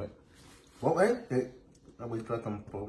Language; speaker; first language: French; non-native, learner; Spanish